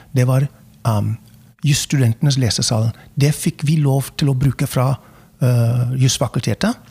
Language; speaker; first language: Norwegian; non-native, fluent; English